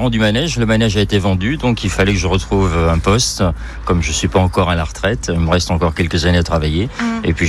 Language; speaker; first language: French; native; French